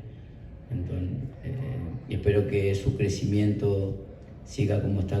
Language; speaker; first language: Portuguese; non-native, learner; Spanish